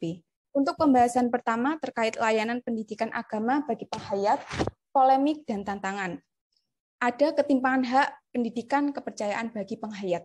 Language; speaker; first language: Indonesian; native; Indonesian